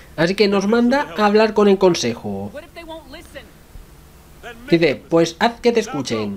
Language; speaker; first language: Spanish; native; Spanish